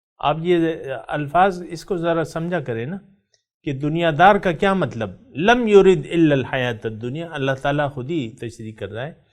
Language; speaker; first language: Urdu; non-native, local second language; Pashto